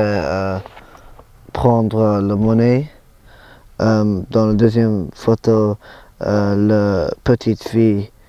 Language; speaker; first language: French; non-native, learner; English